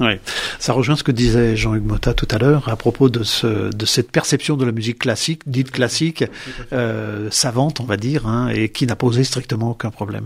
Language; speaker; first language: French; native; French